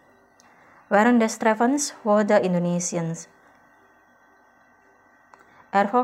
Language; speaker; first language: German; non-native, fluent; Indonesian